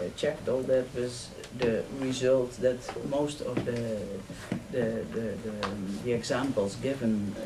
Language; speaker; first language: English; non-native, fluent; Dutch